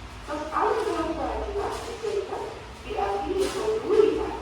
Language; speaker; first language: Arabic; non-native, learner; Indonesian